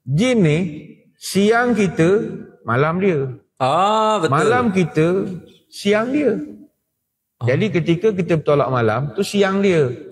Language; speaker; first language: Malay; native; Malay